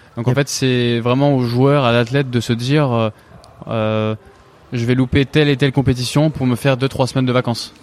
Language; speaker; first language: French; early bilingual, other home language; Bulgarian